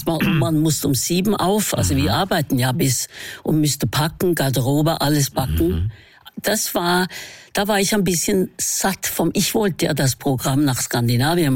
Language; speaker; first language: German; non-native, fluent; Norwegian